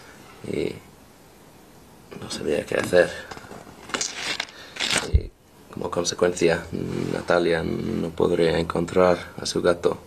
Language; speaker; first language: Spanish; non-native, learner; English